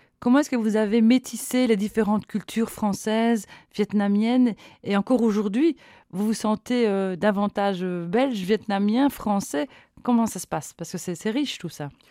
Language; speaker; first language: French; native; French